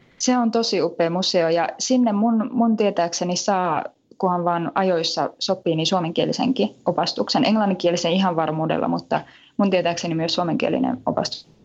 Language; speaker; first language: Finnish; native; Finnish